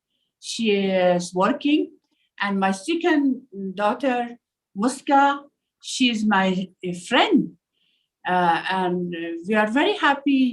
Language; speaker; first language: English; non-native, learner; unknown